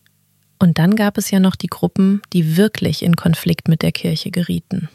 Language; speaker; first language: German; native; German